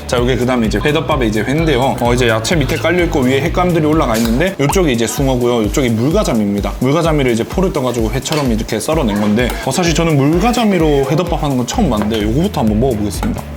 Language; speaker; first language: Korean; native; Korean